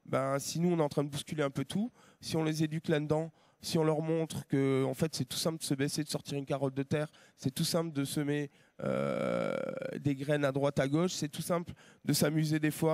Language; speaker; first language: French; native; French